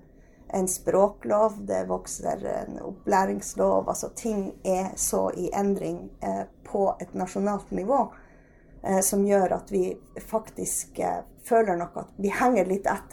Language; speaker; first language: Norwegian; native; Norwegian